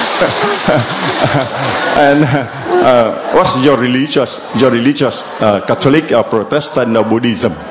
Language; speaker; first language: English; non-native, learner; Vietnamese